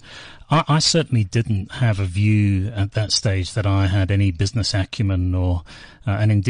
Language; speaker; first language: English; native; English